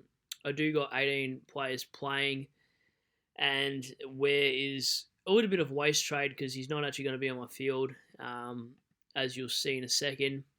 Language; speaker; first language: English; native; English